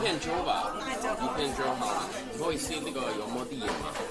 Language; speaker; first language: Chinese; non-native, fluent; English